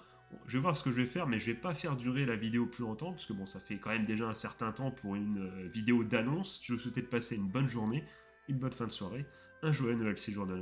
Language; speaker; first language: French; native; French